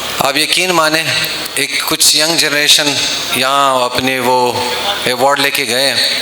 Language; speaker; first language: Urdu; non-native, local second language; Pashto